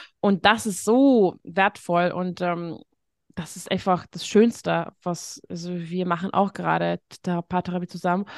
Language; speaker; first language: German; non-native, fluent; Hungarian